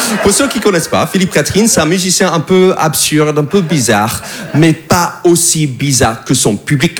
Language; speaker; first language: French; non-native, fluent; English